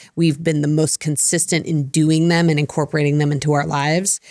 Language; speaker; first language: English; native; English